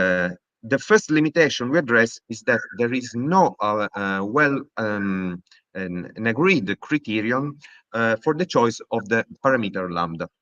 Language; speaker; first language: English; non-native, fluent; Italian